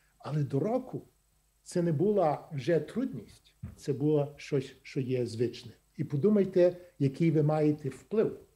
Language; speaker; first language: Ukrainian; early bilingual, heritage; Ukrainian